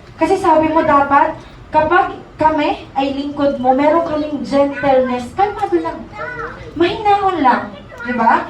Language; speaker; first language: Filipino; native; Filipino